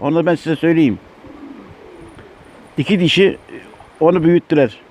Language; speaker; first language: Turkish; native; Turkish